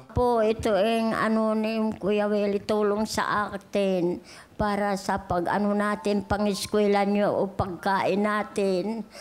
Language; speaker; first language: Filipino; non-native, local second language; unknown